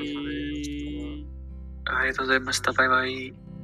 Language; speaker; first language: Japanese; non-native, learner; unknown